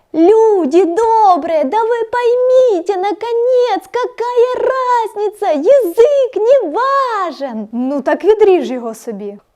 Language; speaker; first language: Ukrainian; non-native, local second language; Russian